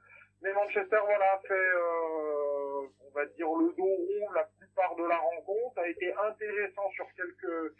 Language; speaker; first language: French; native; French